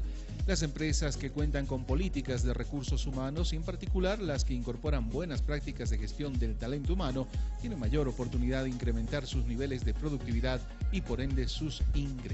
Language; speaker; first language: Spanish; native; Spanish